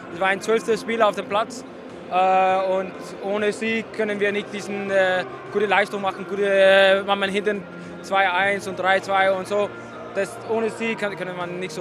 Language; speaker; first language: German; non-native, fluent; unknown